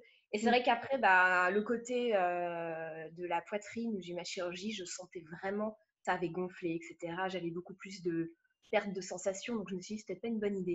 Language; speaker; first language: French; native; French